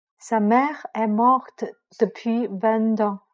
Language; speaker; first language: French; non-native, fluent; Chinese